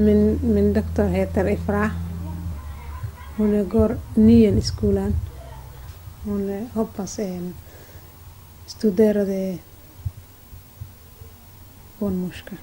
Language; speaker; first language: Swedish; non-native, learner; Somali